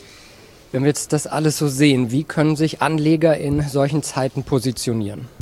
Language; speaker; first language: German; native; German